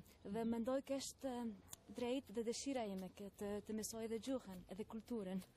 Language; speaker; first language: Albanian; non-native, learner; Greek